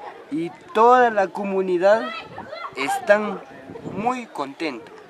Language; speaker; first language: Spanish; non-native, local second language; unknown